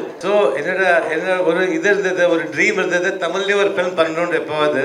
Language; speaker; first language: Tamil; early bilingual, heritage; Tamil